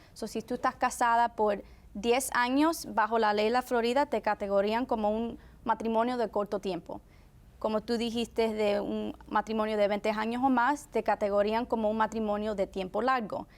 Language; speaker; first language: Spanish; early bilingual, heritage; Spanish